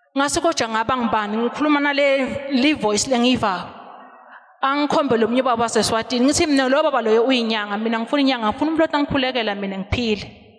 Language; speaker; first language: Zulu; non-native, local second language; Swati